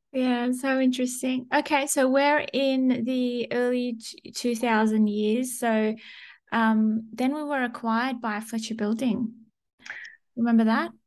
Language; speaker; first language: English; native; English